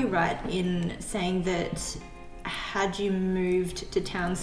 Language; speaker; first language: English; non-native, local second language; Cantonese